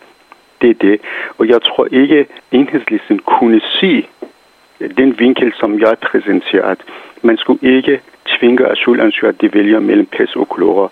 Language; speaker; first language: Danish; non-native, fluent; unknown